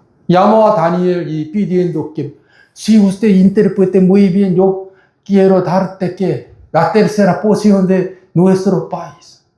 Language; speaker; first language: Spanish; non-native, fluent; Korean